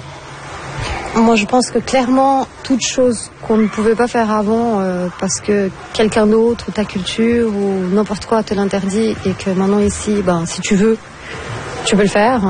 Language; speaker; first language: French; non-native, fluent; Portuguese